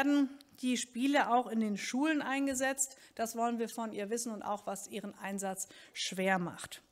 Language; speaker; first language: German; native; German